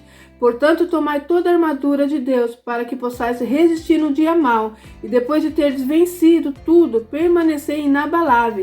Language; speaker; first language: Portuguese; native; Portuguese